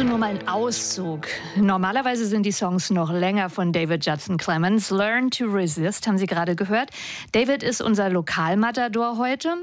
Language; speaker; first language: German; native; German